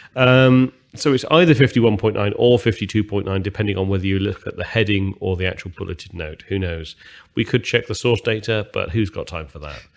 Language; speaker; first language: English; native; English